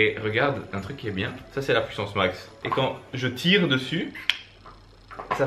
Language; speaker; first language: French; native; French